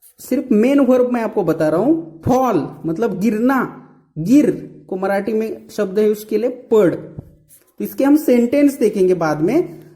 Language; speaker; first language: Hindi; non-native, local second language; Marathi